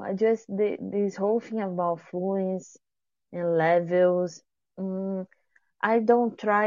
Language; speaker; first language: English; non-native, fluent; Portuguese